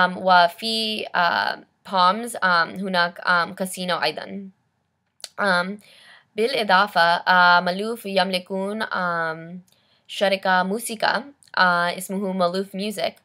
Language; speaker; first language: Arabic; non-native, learner; English